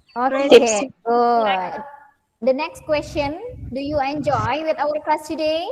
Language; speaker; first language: English; non-native, fluent; Indonesian